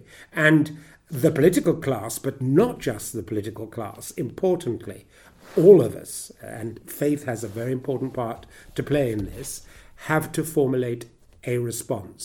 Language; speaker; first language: English; native; English